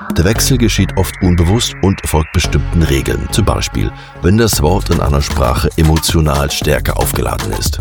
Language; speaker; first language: German; native; German